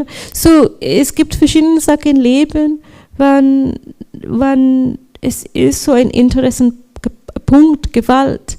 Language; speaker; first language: German; non-native, learner; English